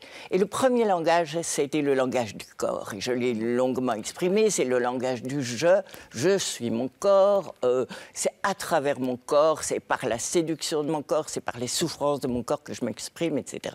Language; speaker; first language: French; native; French